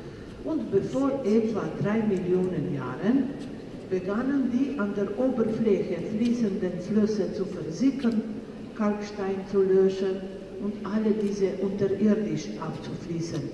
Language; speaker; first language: German; non-native, fluent; Slovenian